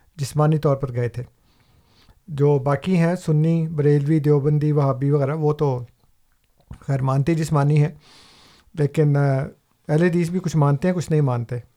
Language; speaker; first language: Urdu; non-native, local second language; Punjabi